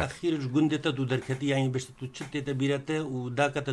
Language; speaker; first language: Greek; non-native, learner; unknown